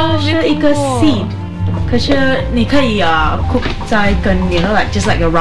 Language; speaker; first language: Chinese; non-native, learner; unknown